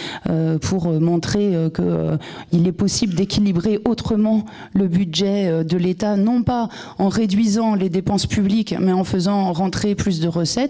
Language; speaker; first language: French; native; French